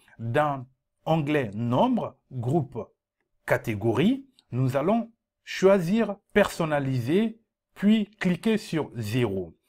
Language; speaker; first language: French; non-native, local second language; Dyula